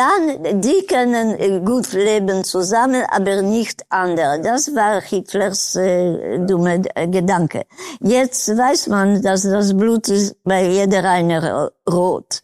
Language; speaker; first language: German; non-native, learner; Polish